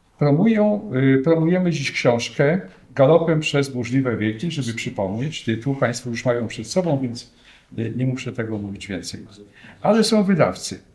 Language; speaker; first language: Polish; native; Polish